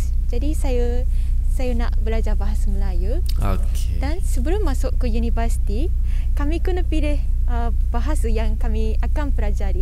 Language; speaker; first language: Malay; non-native, fluent; Japanese